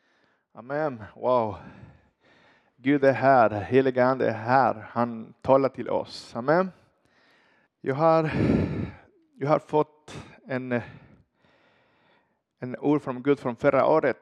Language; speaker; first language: Swedish; non-native, fluent; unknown